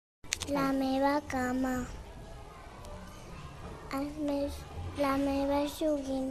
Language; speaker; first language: Catalan; non-native, local second language; Spanish